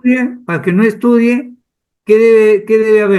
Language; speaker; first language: Spanish; native; Spanish